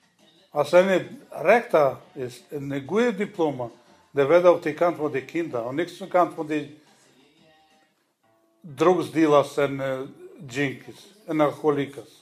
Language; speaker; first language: Dutch; non-native, learner; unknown